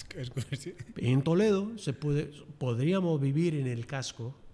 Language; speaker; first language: Spanish; non-native, fluent; English